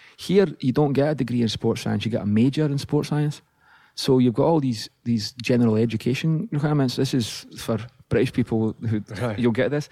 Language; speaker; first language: English; native; English